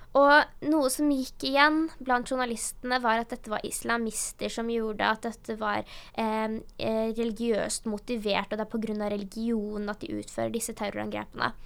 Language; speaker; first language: Norwegian; early bilingual, other home language; Urdu